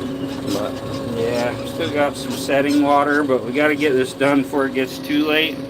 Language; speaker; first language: English; native; English